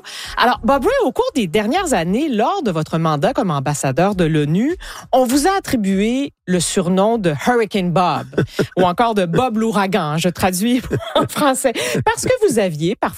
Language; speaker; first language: French; native; French